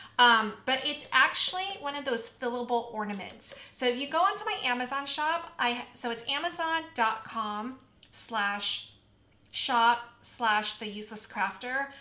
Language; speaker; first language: English; native; English